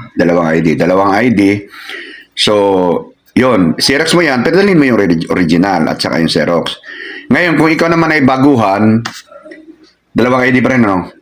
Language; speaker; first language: Filipino; non-native, local second language; Cebuano